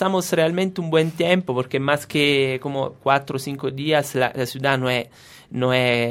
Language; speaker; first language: Spanish; non-native, fluent; Italian